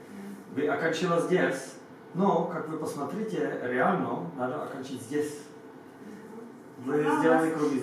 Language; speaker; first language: Russian; non-native, learner; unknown